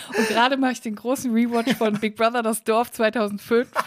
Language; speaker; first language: German; native; German